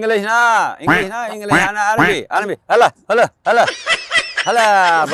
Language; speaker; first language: Arabic; non-native, learner; Punjabi